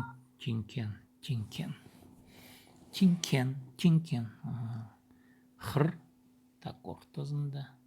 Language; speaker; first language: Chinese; non-native, learner; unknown